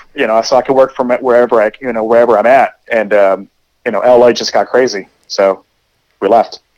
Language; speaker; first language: English; early bilingual, other home language; Spanish